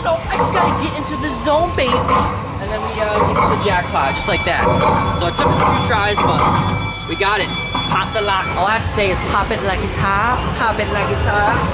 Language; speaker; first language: English; native; English